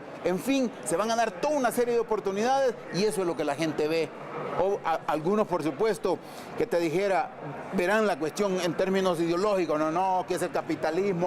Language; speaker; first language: Spanish; native; Spanish